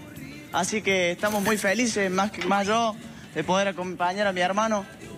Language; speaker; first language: Spanish; native; Spanish